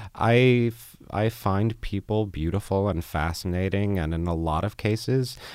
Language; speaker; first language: English; native; English